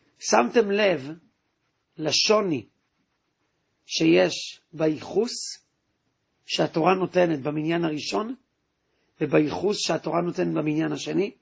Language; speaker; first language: Hebrew; native; Hebrew